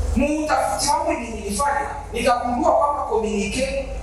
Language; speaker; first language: French; non-native, local second language; Swahili